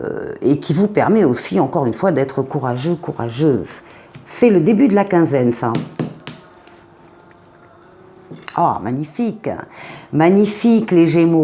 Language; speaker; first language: French; native; French